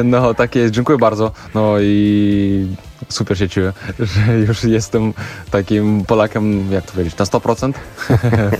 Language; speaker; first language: Polish; non-native, learner; Russian